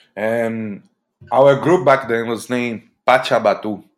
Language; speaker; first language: English; early bilingual, other home language; Portuguese